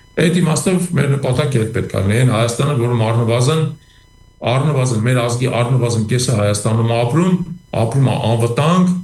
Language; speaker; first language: Armenian; native; Armenian